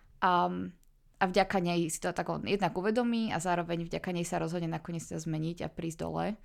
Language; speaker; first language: Slovak; native; Slovak